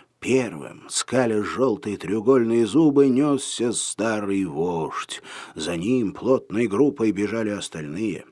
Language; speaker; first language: Russian; native; Russian